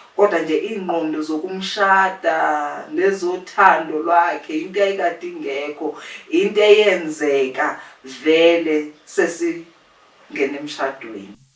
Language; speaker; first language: Zulu; native; Zulu